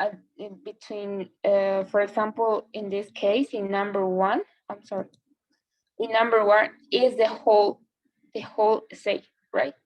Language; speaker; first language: English; non-native, fluent; Spanish